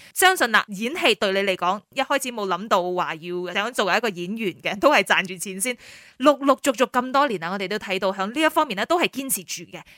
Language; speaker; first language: Cantonese; native; Cantonese